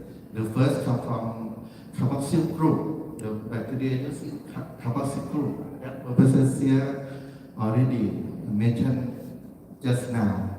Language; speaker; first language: English; non-native, learner; Thai